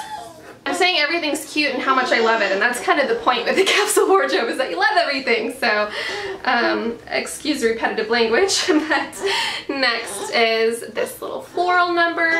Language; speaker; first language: English; native; English